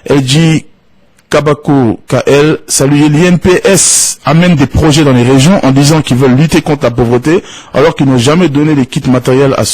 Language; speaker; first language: French; non-native, local second language; Bambara